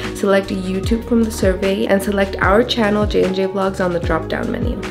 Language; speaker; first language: English; early bilingual, other home language; Spanish